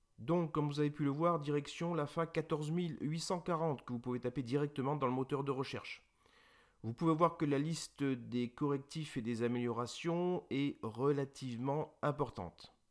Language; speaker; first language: French; native; French